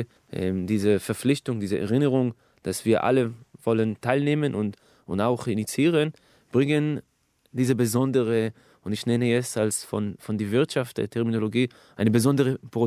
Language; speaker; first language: German; non-native, fluent; Hebrew